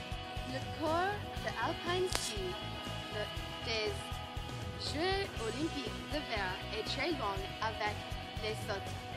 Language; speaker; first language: French; non-native, learner; English